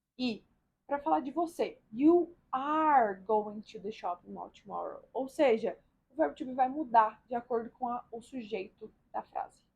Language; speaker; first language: Portuguese; native; Portuguese